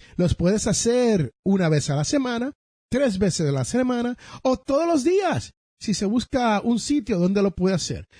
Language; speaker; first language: Spanish; early bilingual, heritage; Spanish